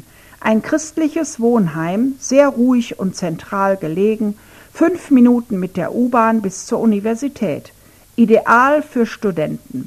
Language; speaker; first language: German; non-native, fluent; Ukrainian